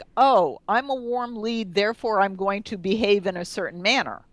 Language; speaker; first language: English; native; English